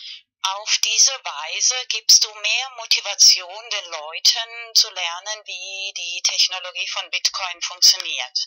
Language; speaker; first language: German; non-native, learner; Spanish